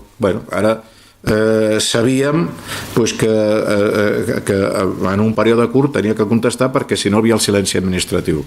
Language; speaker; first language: Catalan; native; Catalan